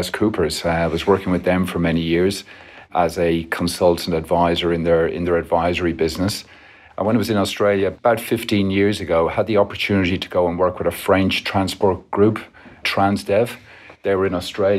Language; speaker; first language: English; native; English